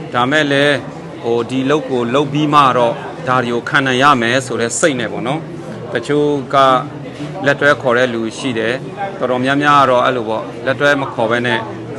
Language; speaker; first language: Burmese; non-native, local second language; Hakha Chin